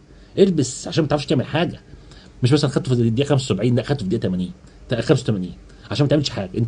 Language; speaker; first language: Arabic; native; Arabic